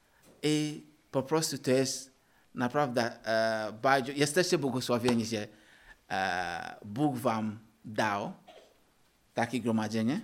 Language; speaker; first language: Polish; non-native, learner; Ukrainian